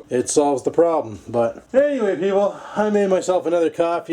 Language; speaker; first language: English; native; English